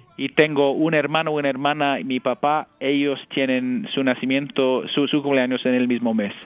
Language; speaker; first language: Spanish; early bilingual, heritage; Spanish